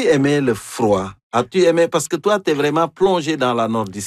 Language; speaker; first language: French; native; French